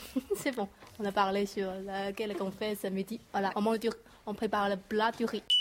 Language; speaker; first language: French; non-native, learner; Chinese